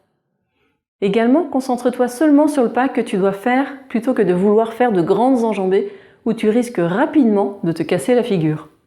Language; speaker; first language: French; native; French